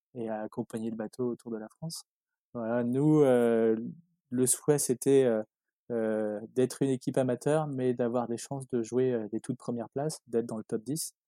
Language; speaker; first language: French; native; French